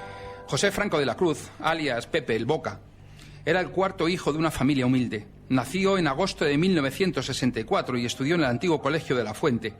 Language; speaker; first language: Spanish; native; Spanish